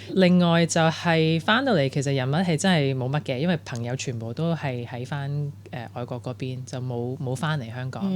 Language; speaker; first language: Cantonese; early bilingual, heritage; Cantonese